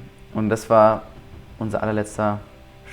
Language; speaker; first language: German; native; German